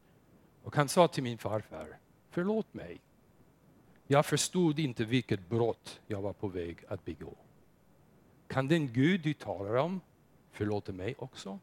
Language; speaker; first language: Swedish; non-native, fluent; English